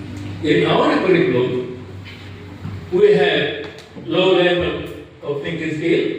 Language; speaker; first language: English; non-native, fluent; Indonesian